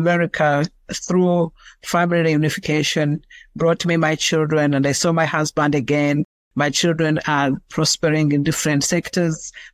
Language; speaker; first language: English; non-native, local second language; Kinyarwanda